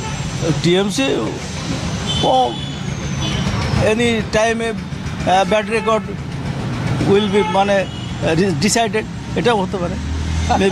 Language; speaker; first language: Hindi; non-native, local second language; Bangla